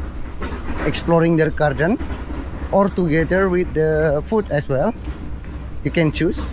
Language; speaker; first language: English; non-native, learner; Indonesian